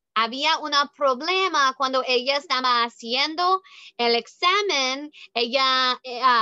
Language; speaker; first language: Spanish; non-native, learner; English